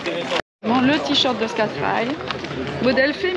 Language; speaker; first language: French; native; French